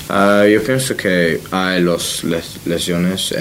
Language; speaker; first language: Spanish; non-native, learner; English